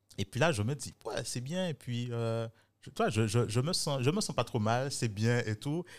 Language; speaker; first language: French; native; French